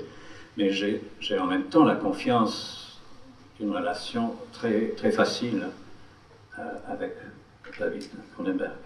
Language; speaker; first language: French; non-native, fluent; English